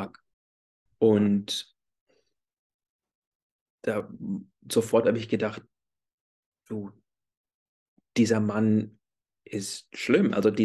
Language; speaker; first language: German; early bilingual, heritage; English